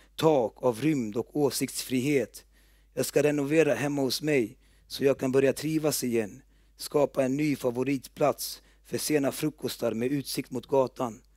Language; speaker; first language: Swedish; early bilingual, other home language; Turoyo